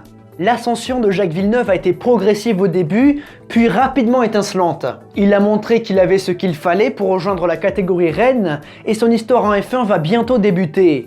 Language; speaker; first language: French; native; French